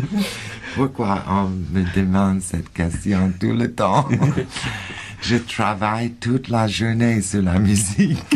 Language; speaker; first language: French; non-native, fluent; English